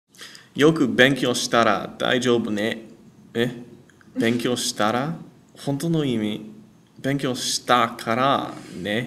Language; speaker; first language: Japanese; non-native, learner; English